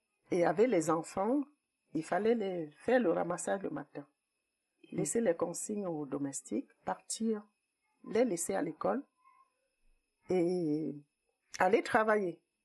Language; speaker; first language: French; non-native, local second language; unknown